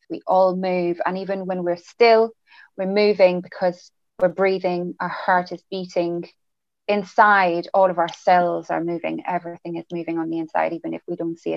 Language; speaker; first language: English; non-native, fluent; French